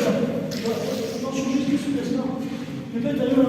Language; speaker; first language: French; native; French